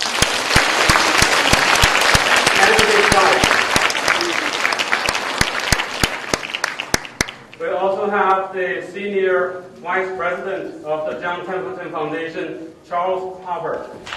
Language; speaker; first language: English; non-native, fluent; Chinese